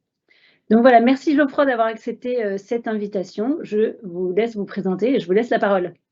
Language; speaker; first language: French; native; French